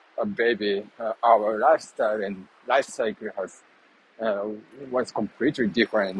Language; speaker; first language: English; non-native, learner; Japanese